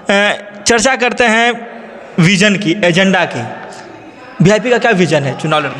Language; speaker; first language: Hindi; native; Hindi